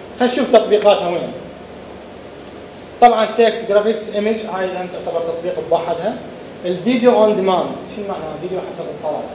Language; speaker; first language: Arabic; native; Arabic